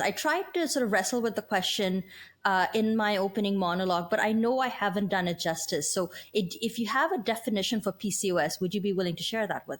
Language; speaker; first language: English; native; English